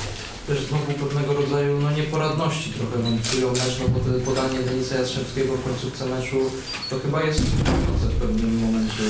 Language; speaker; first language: Polish; native; Polish